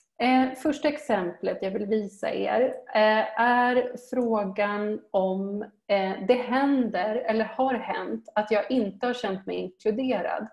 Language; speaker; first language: Swedish; native; Swedish